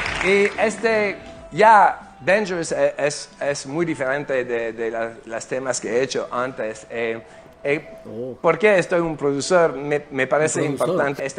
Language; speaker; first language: Spanish; non-native, learner; French